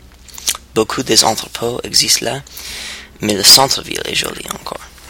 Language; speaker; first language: French; non-native, learner; English